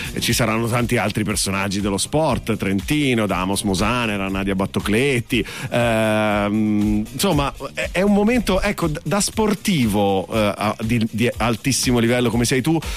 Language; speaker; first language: Italian; native; Italian